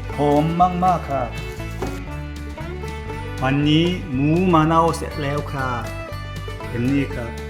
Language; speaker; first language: Thai; non-native, learner; Korean